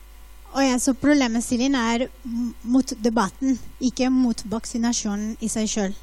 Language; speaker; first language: Norwegian; non-native, fluent; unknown